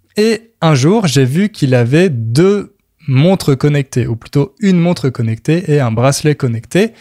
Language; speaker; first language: French; native; French